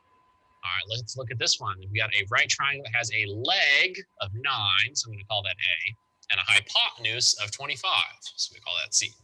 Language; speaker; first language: English; native; English